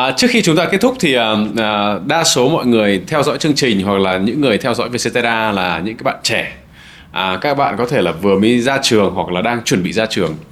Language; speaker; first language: Vietnamese; early bilingual, heritage; Vietnamese